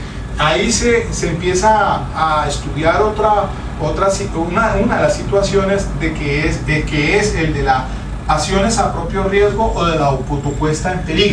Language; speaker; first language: Spanish; native; Spanish